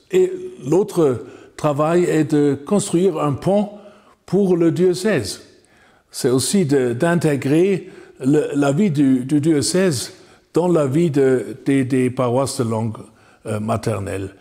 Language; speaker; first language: French; non-native, fluent; German